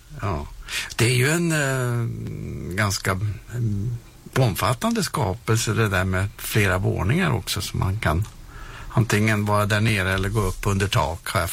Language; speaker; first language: Swedish; native; Swedish